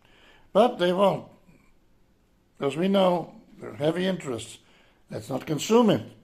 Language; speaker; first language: English; non-native, fluent; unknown